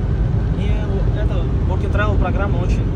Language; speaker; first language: Russian; non-native, learner; Uzbek